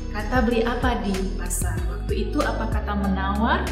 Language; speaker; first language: Indonesian; native; Indonesian